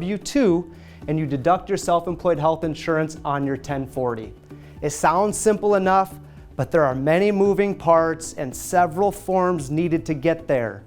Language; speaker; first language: English; native; English